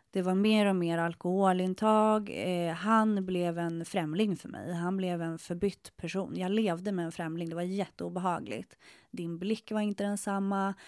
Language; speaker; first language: Swedish; early bilingual, other home language; Spanish